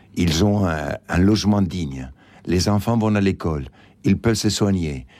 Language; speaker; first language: French; non-native, fluent; Spanish